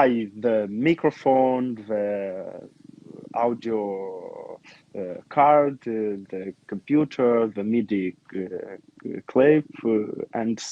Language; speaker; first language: English; non-native, learner; Romanian